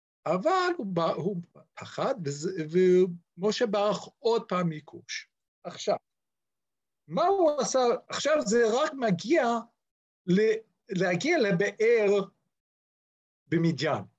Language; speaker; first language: Hebrew; non-native, fluent; English